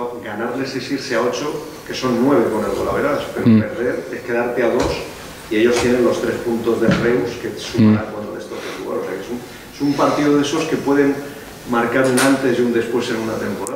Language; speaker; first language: Spanish; native; Spanish